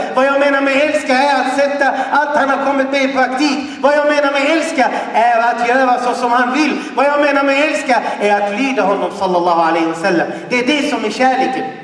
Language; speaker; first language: Swedish; non-native, fluent; Arabic